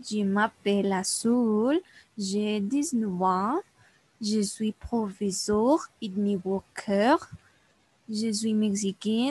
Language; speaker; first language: French; non-native, learner; Spanish